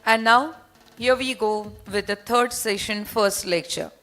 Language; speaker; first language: English; non-native, local second language; Marathi